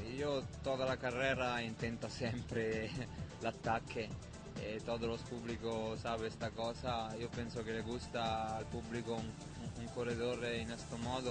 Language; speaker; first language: Spanish; non-native, fluent; Italian